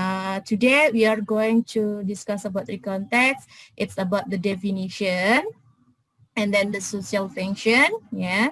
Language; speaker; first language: English; non-native, fluent; Indonesian